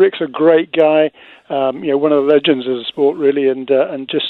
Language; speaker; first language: English; native; English